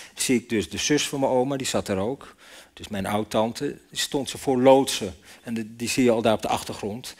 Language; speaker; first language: Dutch; native; Dutch